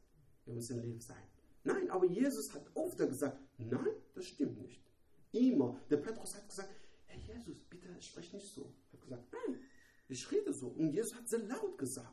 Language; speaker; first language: German; non-native, learner; Persian